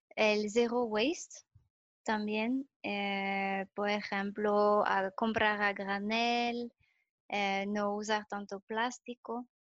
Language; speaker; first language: Spanish; non-native, fluent; French